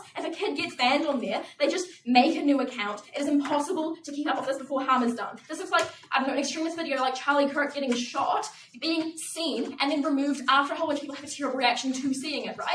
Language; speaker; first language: English; native; English